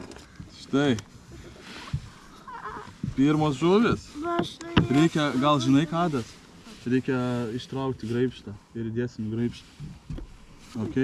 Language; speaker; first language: Lithuanian; native; Lithuanian